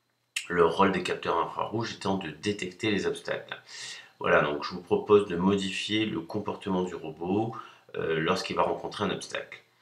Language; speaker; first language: French; native; French